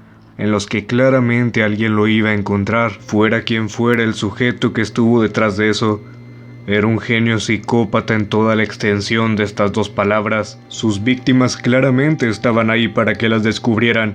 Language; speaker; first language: Spanish; native; Spanish